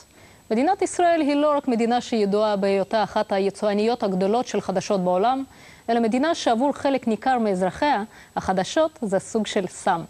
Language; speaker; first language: Hebrew; non-native, local second language; Russian